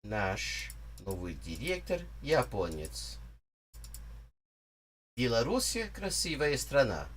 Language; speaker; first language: Russian; non-native, learner; English